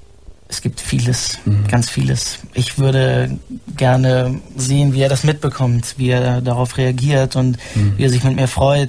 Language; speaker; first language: German; native; German